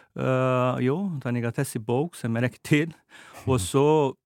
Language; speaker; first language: Icelandic; non-native, fluent; Portuguese